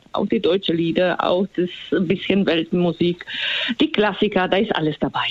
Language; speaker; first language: German; non-native, fluent; Slovak